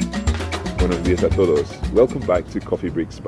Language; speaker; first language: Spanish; non-native, fluent; English